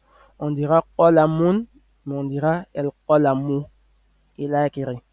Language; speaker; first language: Arabic; non-native, fluent; French